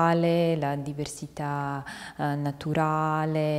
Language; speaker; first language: Italian; non-native, fluent; Ukrainian